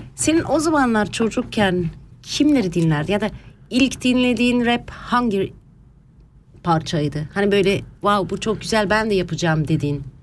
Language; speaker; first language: Turkish; early bilingual, heritage; Turkish